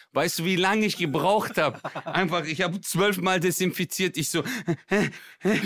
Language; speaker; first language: German; early bilingual, other home language; Turkish